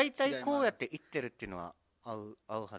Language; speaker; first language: Japanese; native; Japanese